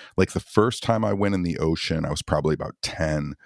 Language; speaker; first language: English; native; English